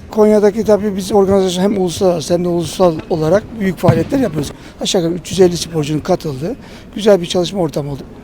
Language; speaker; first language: Turkish; native; Turkish